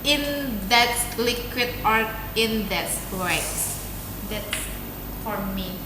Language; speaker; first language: English; non-native, learner; Indonesian